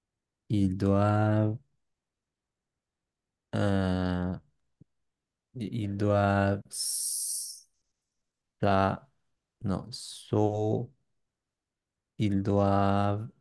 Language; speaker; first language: French; non-native, learner; English